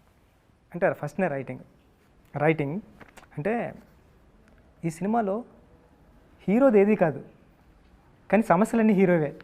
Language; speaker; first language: Telugu; native; Telugu